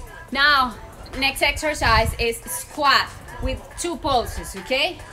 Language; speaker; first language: English; non-native, fluent; Spanish